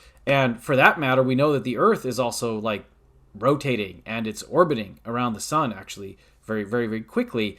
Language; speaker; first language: English; native; English